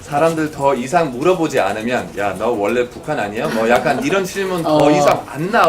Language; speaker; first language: Korean; non-native, fluent; German